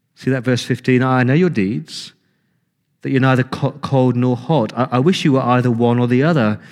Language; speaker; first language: English; native; English